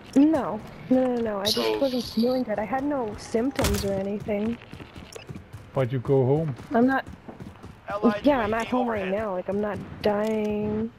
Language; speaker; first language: English; early bilingual, other home language; Turkish